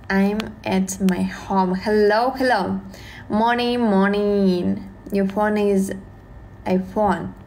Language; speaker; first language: English; non-native, learner; Russian